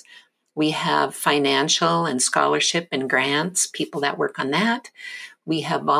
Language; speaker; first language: English; native; English